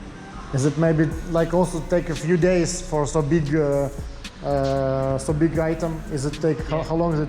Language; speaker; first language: English; non-native, learner; Russian